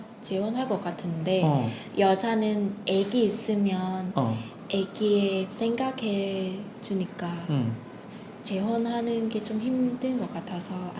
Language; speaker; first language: Korean; non-native, fluent; Vietnamese